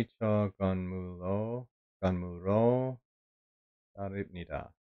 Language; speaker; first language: Korean; non-native, learner; English